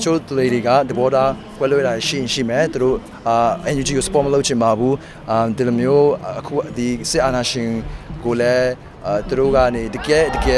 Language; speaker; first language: Burmese; non-native, local second language; Kachin